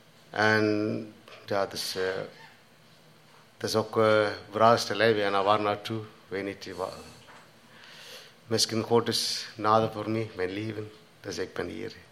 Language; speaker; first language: Dutch; non-native, learner; Tamil